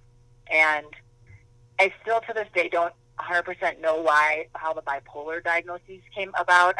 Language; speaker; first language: English; native; English